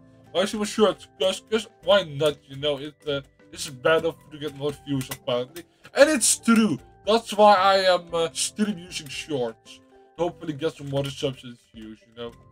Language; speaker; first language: English; non-native, fluent; Dutch